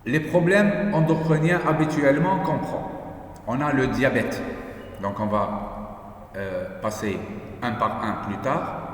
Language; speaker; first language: French; non-native, local second language; Arabic